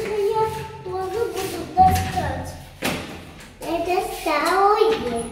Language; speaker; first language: Russian; early bilingual, heritage; Russian